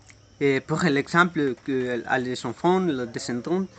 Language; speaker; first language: French; non-native, learner; Spanish